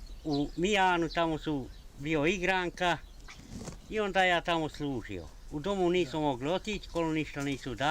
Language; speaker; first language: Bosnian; non-native, local second language; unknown